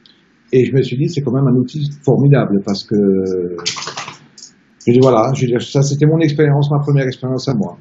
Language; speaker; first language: French; native; French